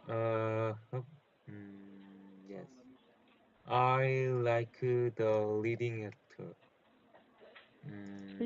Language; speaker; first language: English; non-native, learner; Korean